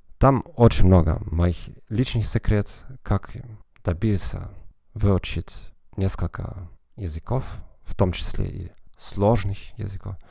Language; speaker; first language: Russian; non-native, fluent; German